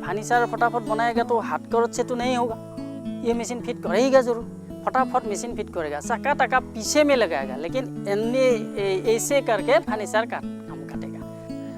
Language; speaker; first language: Hindi; non-native, local second language; Assamese